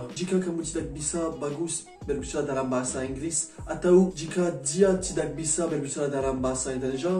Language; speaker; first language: Indonesian; non-native, learner; French